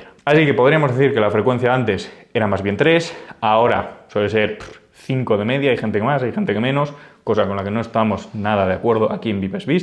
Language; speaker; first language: Spanish; native; Spanish